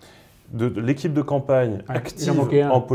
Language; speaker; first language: French; native; French